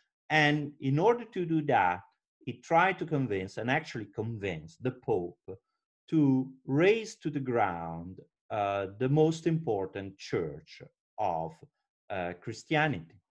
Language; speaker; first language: English; non-native, fluent; Italian